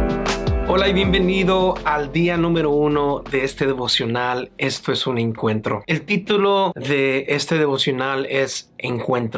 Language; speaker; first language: Spanish; native; Spanish